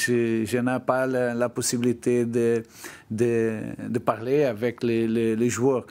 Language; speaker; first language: French; non-native, learner; Portuguese